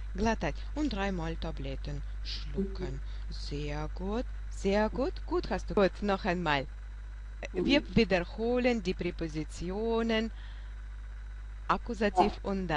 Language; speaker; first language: German; non-native, fluent; Russian